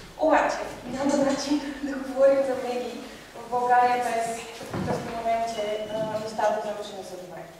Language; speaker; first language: Bulgarian; native; Bulgarian